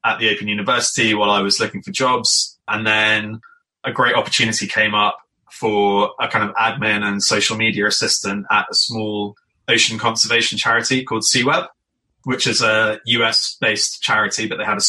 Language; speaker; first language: English; native; English